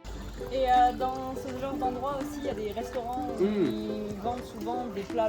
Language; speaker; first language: French; native; French